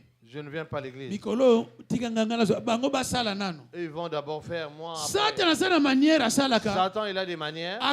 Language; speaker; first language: French; non-native, local second language; Lingala